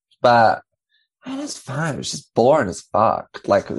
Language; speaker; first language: English; native; English